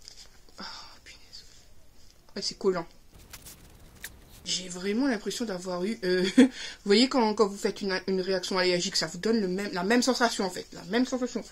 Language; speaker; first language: French; native; French